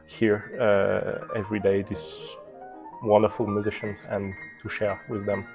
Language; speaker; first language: English; non-native, fluent; Ukrainian